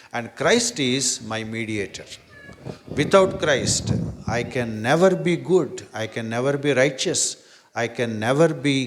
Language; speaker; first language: English; non-native, local second language; Telugu